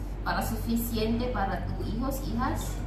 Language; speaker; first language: Spanish; non-native, learner; Filipino